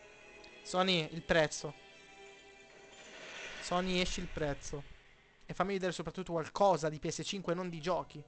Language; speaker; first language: Italian; native; Italian